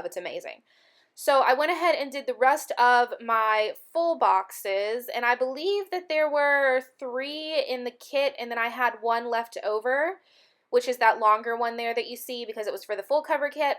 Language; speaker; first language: English; native; English